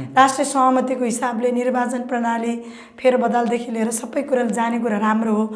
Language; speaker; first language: Nepali; non-native, local second language; Eastern Tamang